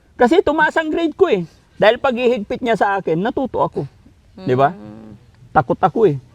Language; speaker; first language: Filipino; native; Filipino